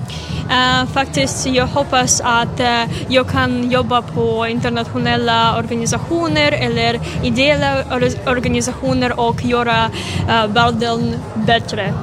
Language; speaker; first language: Swedish; non-native, fluent; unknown